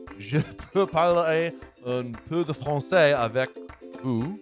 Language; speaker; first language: French; non-native, learner; English